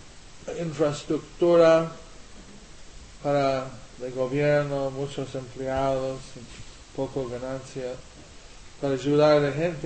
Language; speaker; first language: Spanish; non-native, learner; English